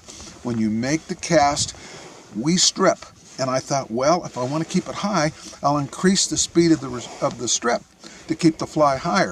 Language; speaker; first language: English; native; English